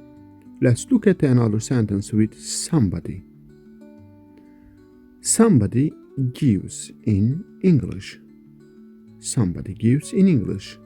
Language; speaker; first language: English; non-native, fluent; Kurdish